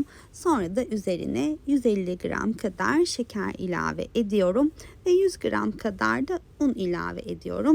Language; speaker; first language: Turkish; native; Turkish